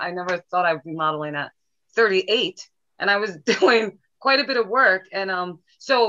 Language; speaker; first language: English; native; English